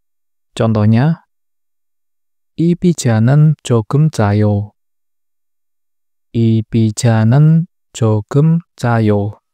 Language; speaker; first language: Korean; non-native, learner; Indonesian